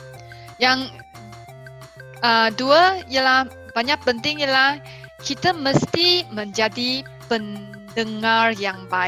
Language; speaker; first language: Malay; non-native, local second language; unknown